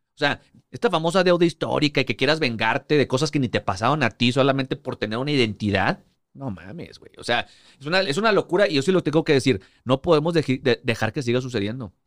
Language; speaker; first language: Spanish; native; Spanish